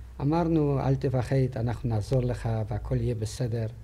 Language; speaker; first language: Hebrew; non-native, fluent; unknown